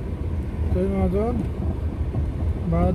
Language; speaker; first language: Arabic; non-native, learner; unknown